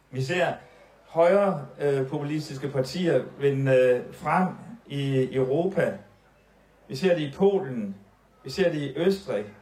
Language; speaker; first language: Danish; native; Danish